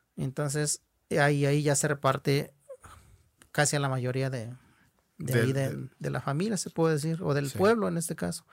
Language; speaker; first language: Spanish; non-native, local second language; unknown